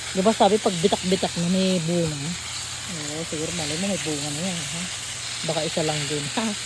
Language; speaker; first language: Filipino; non-native, local second language; Iloko